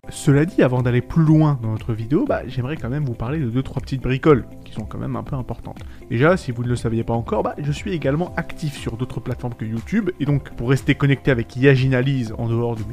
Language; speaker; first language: French; native; French